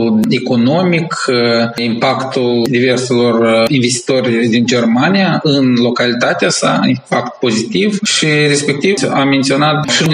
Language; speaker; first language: Romanian; native; Romanian